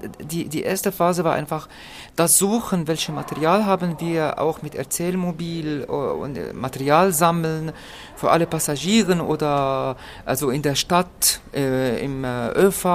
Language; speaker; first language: German; non-native, fluent; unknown